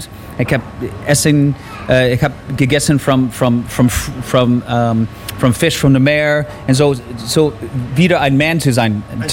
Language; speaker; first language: German; non-native, fluent; English